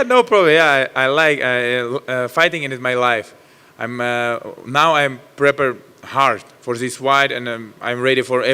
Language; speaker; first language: English; non-native, learner; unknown